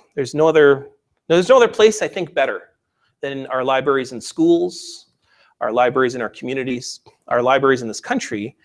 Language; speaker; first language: English; native; English